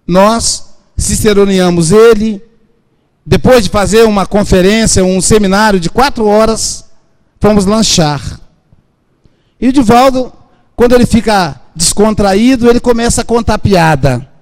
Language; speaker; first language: Portuguese; native; Portuguese